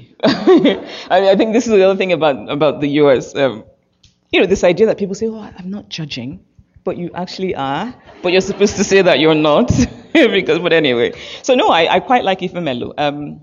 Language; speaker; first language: English; non-native, local second language; Igbo